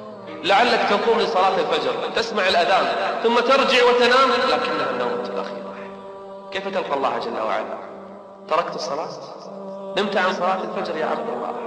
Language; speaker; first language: Arabic; native; Arabic